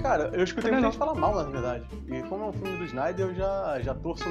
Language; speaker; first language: Portuguese; native; Portuguese